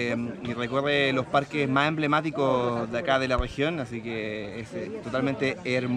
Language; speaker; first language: Spanish; native; Spanish